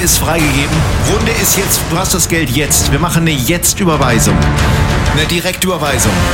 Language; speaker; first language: German; native; German